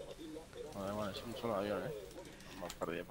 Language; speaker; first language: Spanish; native; Spanish